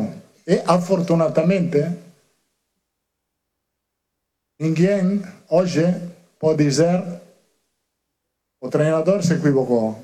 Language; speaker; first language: Portuguese; non-native, fluent; Italian